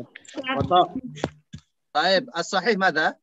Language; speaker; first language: Arabic; non-native, fluent; Indonesian